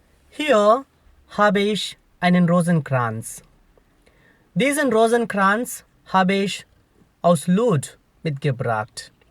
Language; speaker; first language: German; non-native, fluent; Telugu